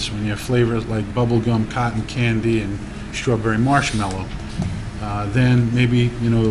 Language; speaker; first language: English; early bilingual, other home language; Italian